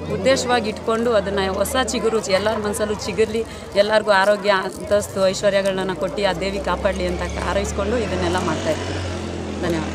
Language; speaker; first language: Kannada; non-native, local second language; Lambadi